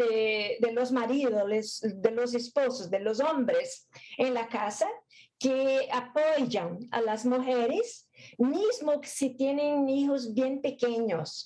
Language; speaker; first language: Spanish; non-native, fluent; Portuguese